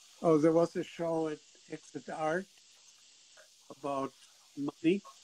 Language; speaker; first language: English; non-native, fluent; Spanish